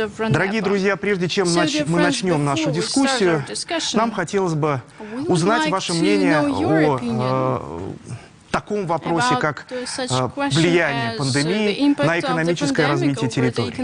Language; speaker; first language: Russian; native; Russian